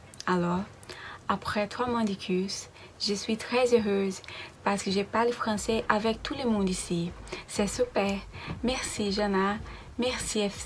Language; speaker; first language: French; non-native, learner; Portuguese